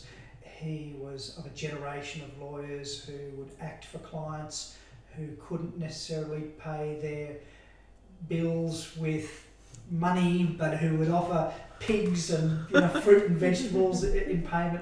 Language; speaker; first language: English; native; English